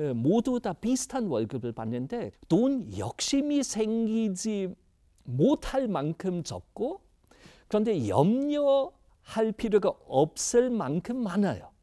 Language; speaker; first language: Korean; non-native, fluent; German